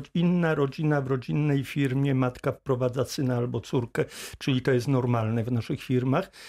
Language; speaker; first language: Polish; native; Polish